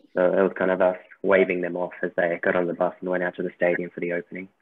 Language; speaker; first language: English; native; English